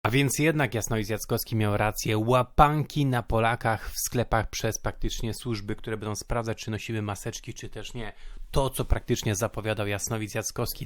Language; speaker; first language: Polish; native; Polish